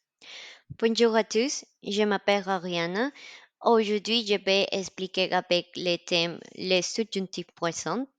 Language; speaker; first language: French; non-native, learner; Spanish